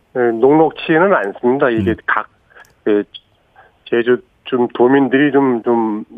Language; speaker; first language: Korean; native; Korean